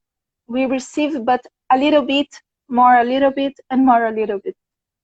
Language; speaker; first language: English; non-native, fluent; Portuguese